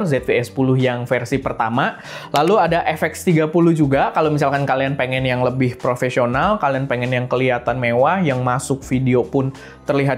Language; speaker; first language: Indonesian; native; Indonesian